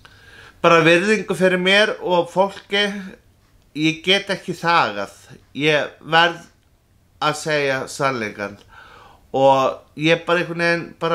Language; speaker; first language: Icelandic; non-native, fluent; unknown